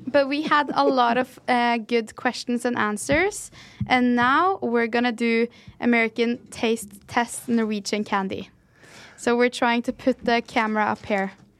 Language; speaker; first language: English; non-native, fluent; Norwegian